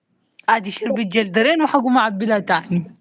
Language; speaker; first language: Arabic; native; Arabic